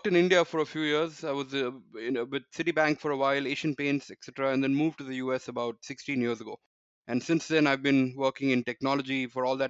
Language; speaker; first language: English; non-native, local second language; Tamil